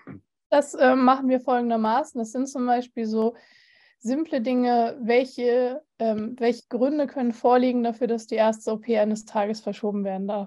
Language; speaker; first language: German; native; German